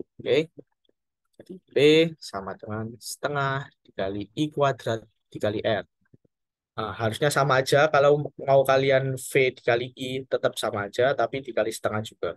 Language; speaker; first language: Indonesian; native; Indonesian